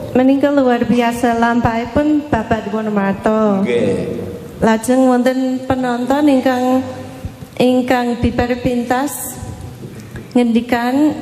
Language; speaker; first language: Javanese; non-native, fluent; English